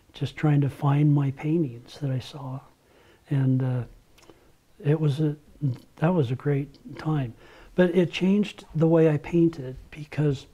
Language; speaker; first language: English; native; English